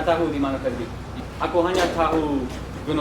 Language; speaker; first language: Indonesian; non-native, learner; English